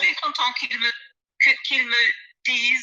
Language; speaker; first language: French; non-native, learner; English